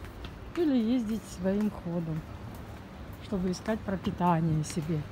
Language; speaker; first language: Russian; native; Russian